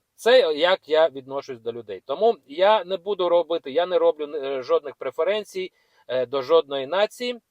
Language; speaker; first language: Ukrainian; non-native, local second language; Russian